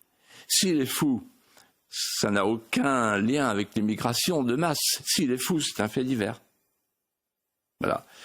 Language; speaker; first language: French; native; French